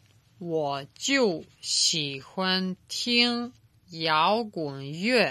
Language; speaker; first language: Chinese; non-native, learner; Serbian